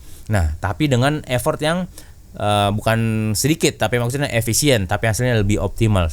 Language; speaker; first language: Indonesian; native; Indonesian